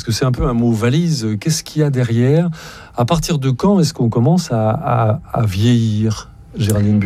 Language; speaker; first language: French; native; French